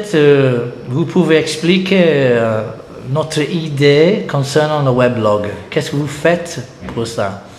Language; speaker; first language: French; non-native, learner; English